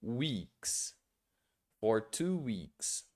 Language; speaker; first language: English; non-native, fluent; Portuguese